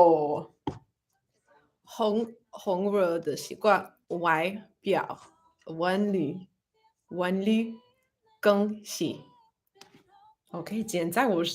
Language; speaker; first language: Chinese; non-native, learner; English